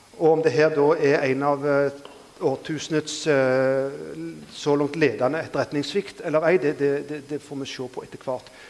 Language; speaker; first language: Norwegian; native; Norwegian